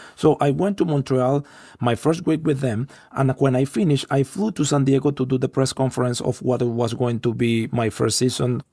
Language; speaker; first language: English; non-native, fluent; Spanish